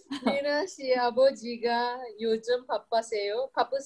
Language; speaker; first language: Korean; non-native, learner; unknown